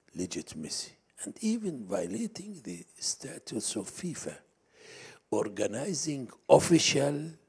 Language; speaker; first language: English; non-native, fluent; Arabic